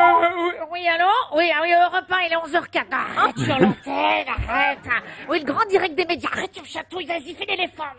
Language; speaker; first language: French; native; French